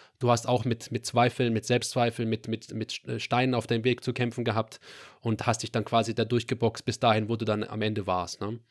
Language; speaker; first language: German; native; German